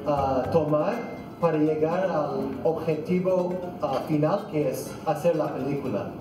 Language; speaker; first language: Spanish; non-native, fluent; English